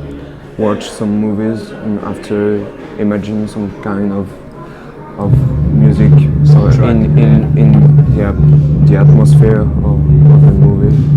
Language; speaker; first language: English; non-native, learner; French